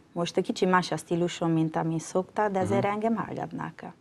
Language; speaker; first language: Hungarian; non-native, learner; Italian